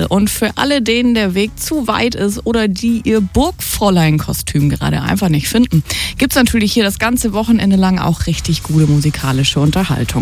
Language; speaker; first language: German; native; German